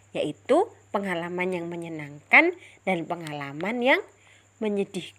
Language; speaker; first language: Indonesian; native; Indonesian